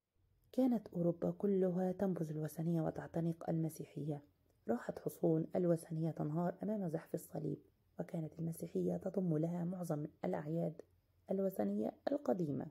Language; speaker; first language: Arabic; native; Arabic